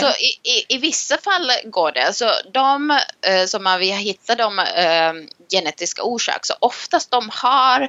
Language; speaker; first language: Swedish; non-native, local second language; Finnish